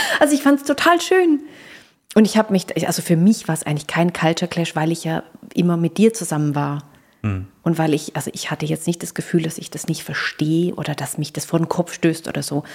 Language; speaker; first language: German; native; German